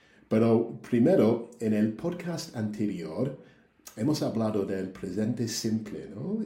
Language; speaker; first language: Spanish; non-native, fluent; English